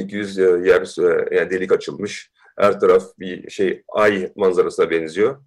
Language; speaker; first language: Turkish; early bilingual, heritage; Turkish